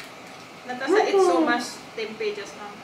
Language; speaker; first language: English; non-native, learner; Indonesian